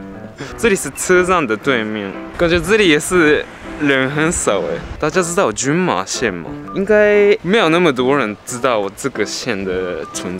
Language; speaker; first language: Chinese; early bilingual, heritage; Japanese